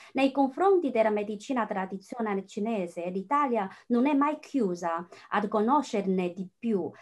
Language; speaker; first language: Italian; non-native, fluent; Chinese